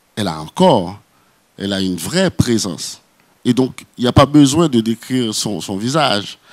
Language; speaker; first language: French; non-native, local second language; Haitian Creole